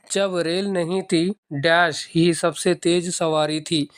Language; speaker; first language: Hindi; non-native, local second language; Telugu